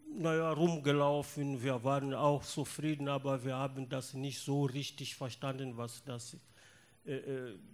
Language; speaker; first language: German; non-native, learner; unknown